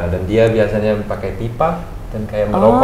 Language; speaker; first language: Indonesian; non-native, fluent; German